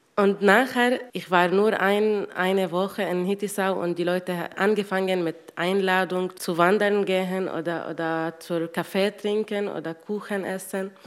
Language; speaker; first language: German; non-native, learner; Arabic